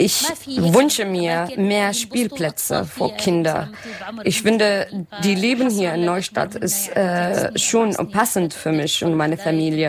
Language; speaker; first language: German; non-native, learner; Arabic